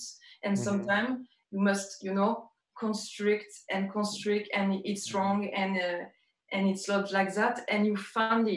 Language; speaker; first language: English; non-native, learner; French